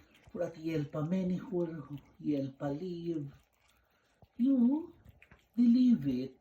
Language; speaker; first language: Swedish; non-native, learner; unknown